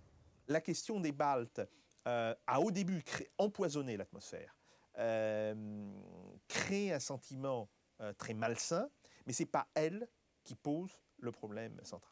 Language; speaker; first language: French; native; French